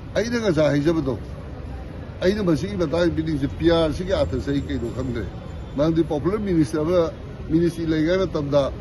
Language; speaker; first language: Manipuri; native; Manipuri